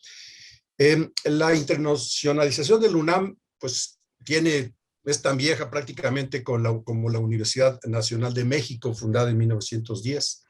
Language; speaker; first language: Spanish; native; Spanish